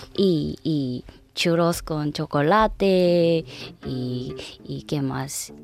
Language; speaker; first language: Spanish; non-native, learner; Korean